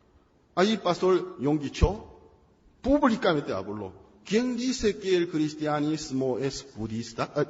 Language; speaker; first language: Spanish; non-native, fluent; Korean